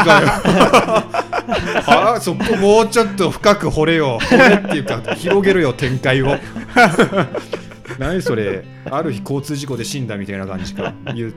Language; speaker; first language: Japanese; native; Japanese